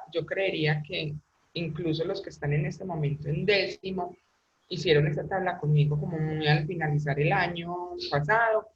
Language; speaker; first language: Spanish; native; Spanish